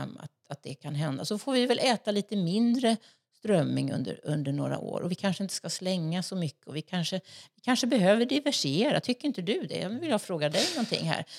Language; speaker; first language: Swedish; native; Swedish